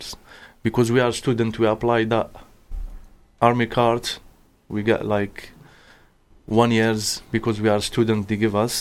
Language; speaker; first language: English; non-native, learner; Arabic